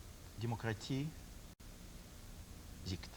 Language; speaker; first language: German; non-native, learner; Russian